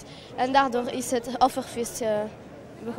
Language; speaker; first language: Dutch; early bilingual, other home language; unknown